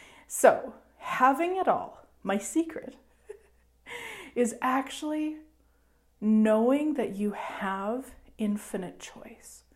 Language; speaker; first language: English; native; English